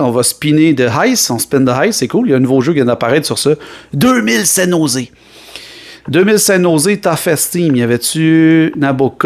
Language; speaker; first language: French; native; French